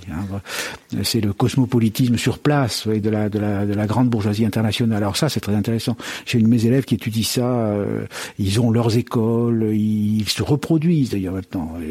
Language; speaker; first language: French; native; French